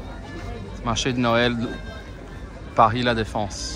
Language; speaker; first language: French; non-native, fluent; Portuguese